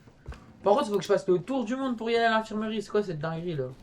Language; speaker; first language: French; native; French